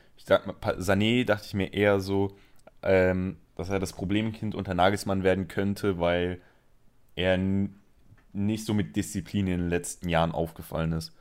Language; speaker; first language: German; early bilingual, other home language; Spanish